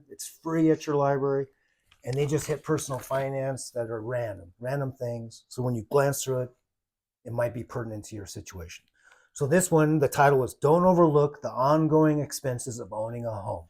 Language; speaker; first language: English; native; English